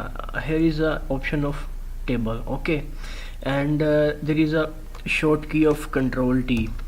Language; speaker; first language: English; non-native, local second language; Urdu